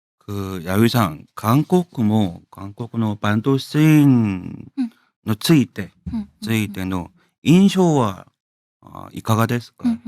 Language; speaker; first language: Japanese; non-native, learner; Korean